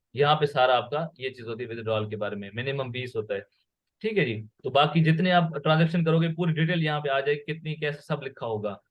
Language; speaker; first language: Urdu; non-native, local second language; Sindhi